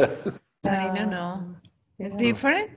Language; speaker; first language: English; non-native, learner; Spanish